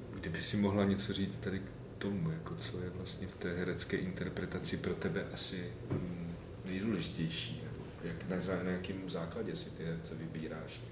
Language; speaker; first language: Czech; native; Czech